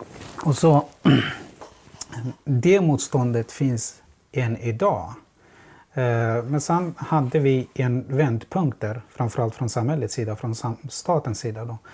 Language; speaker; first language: Swedish; non-native, fluent; Central Kurdish